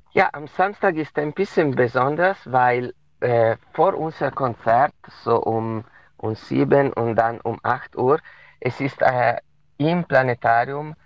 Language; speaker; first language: German; non-native, local second language; Italian